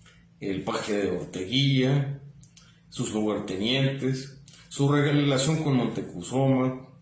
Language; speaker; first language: Spanish; native; Spanish